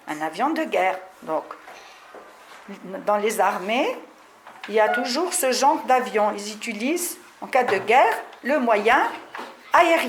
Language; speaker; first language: French; non-native, local second language; Arabic